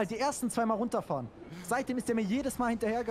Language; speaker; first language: German; native; German